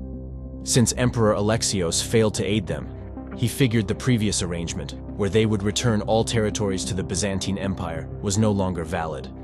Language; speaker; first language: English; native; English